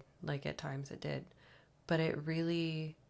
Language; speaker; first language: English; native; English